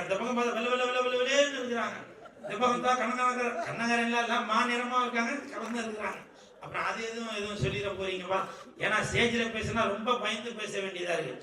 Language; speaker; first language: Tamil; native; Tamil